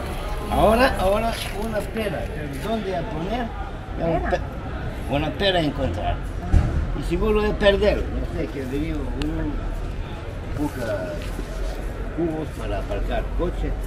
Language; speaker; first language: Spanish; non-native, learner; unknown